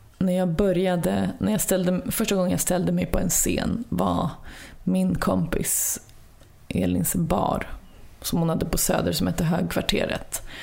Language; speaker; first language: Swedish; early bilingual, other home language; Lithuanian